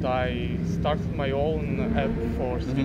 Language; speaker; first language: English; non-native, learner; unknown